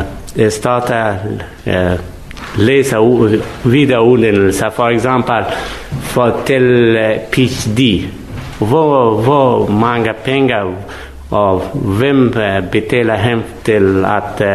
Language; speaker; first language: Danish; non-native, learner; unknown